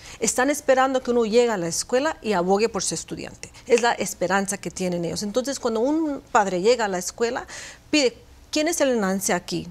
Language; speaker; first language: Spanish; early bilingual, heritage; Spanish